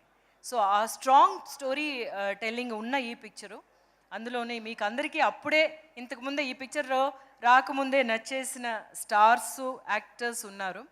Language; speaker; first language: Telugu; native; Telugu